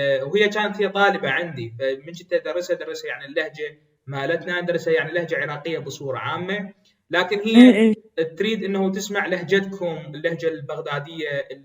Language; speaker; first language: Arabic; native; Arabic